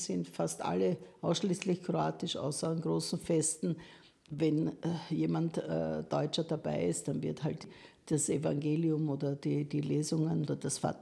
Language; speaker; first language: German; native; German